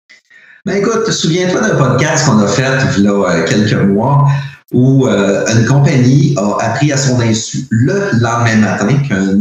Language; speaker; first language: French; native; French